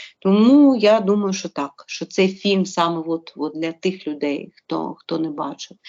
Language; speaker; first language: Ukrainian; native; Ukrainian